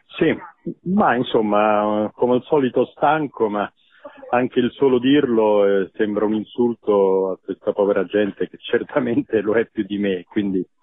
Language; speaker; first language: Italian; native; Italian